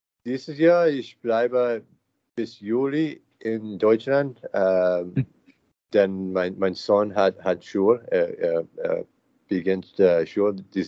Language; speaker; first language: German; non-native, learner; English